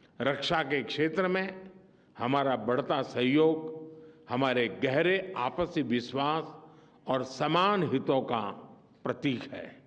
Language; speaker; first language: Hindi; non-native, local second language; Gujarati